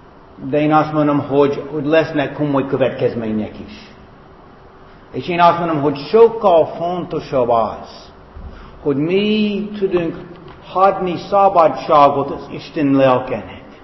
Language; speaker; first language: Hungarian; non-native, fluent; English